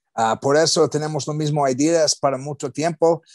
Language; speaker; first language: Spanish; non-native, learner; English